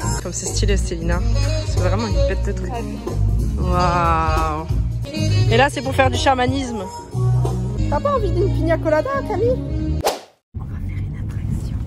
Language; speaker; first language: French; native; French